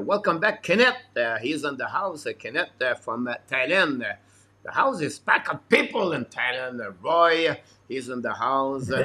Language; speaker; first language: English; non-native, fluent; French